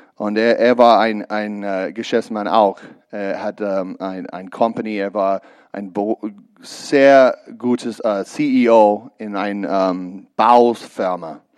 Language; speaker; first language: German; non-native, learner; English